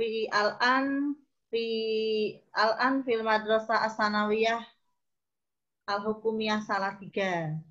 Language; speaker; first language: Arabic; non-native, learner; Indonesian